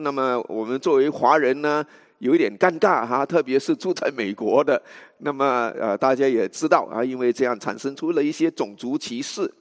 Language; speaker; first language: Chinese; native; Chinese